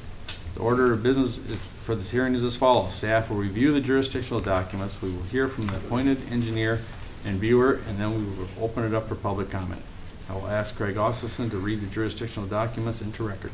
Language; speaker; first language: English; native; English